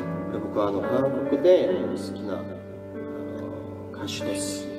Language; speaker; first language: Japanese; non-native, fluent; Korean